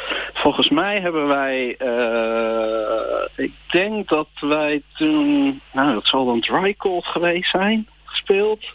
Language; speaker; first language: Dutch; native; Dutch